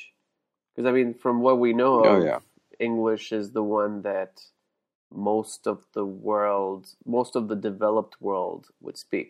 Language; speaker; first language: English; non-native, local second language; Hindi